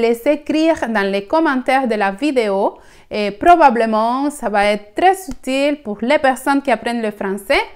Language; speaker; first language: French; non-native, fluent; Spanish